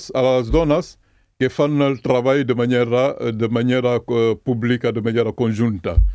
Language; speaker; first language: Catalan; non-native, fluent; Mandingo